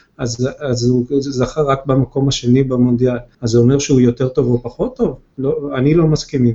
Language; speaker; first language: Hebrew; native; Hebrew